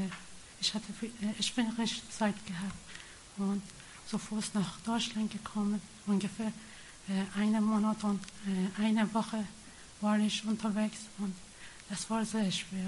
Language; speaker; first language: German; non-native, learner; Persian